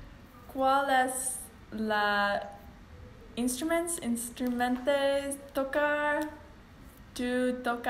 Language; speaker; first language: Spanish; non-native, learner; English